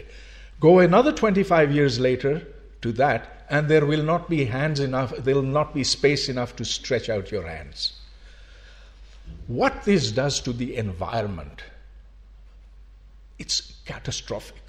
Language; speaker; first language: English; non-native, local second language; Urdu